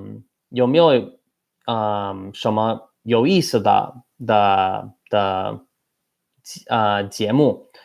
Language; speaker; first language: Chinese; non-native, learner; English